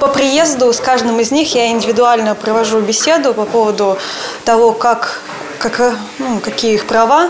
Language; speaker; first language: Russian; native; Russian